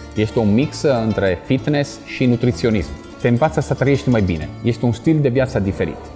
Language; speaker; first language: Romanian; non-native, fluent; Italian